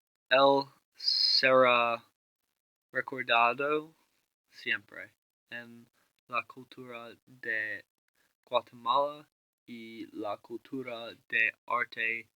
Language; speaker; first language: Spanish; non-native, learner; English